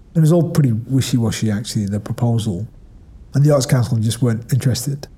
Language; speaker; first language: English; native; English